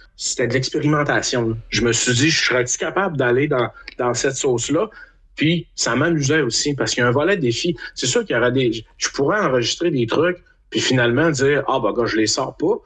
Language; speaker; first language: French; native; French